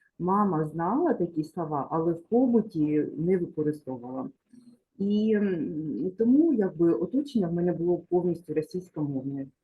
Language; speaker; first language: Ukrainian; non-native, local second language; Russian